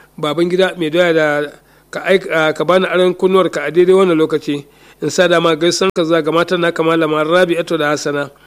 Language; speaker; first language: Hausa; native; Hausa